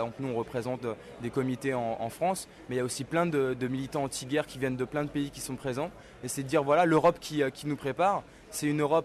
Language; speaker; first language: French; native; French